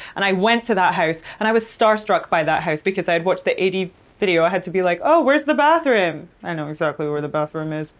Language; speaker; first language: English; native; English